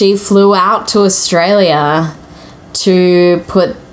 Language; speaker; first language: English; native; English